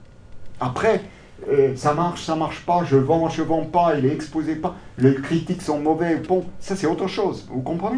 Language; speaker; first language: French; non-native, local second language; German